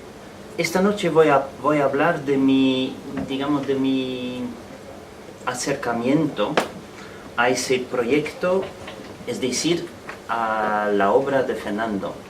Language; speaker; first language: Spanish; non-native, fluent; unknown